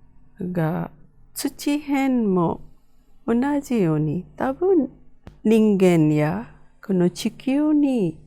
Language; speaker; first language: Japanese; non-native, fluent; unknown